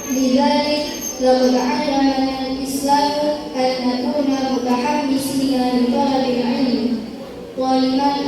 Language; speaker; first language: Arabic; non-native, learner; Indonesian